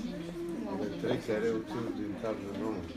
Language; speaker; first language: French; non-native, fluent; Bulgarian